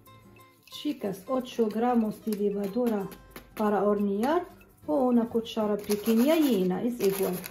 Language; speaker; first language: Spanish; non-native, fluent; Arabic